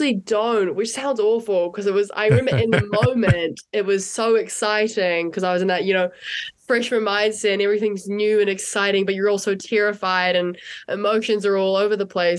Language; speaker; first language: English; native; English